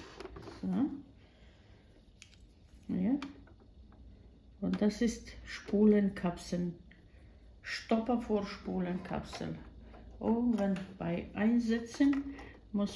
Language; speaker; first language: German; non-native, fluent; Croatian